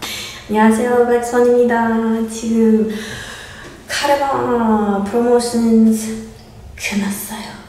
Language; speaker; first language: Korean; non-native, learner; English